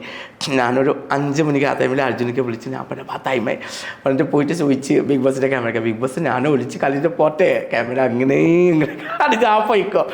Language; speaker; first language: Malayalam; non-native, learner; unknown